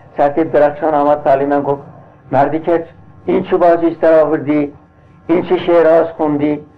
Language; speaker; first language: Persian; non-native, local second language; Azerbaijani